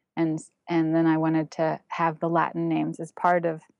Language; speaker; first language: English; non-native, fluent; German